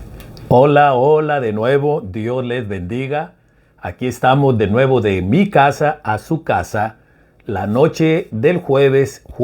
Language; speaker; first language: Spanish; native; Spanish